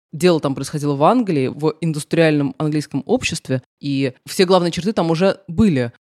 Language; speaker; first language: Russian; native; Russian